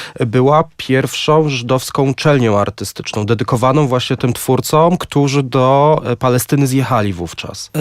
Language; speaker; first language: Polish; native; Polish